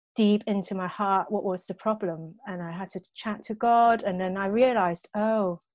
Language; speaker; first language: English; non-native, local second language; Cantonese